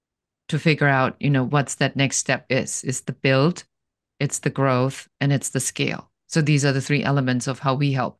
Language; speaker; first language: English; non-native, fluent; German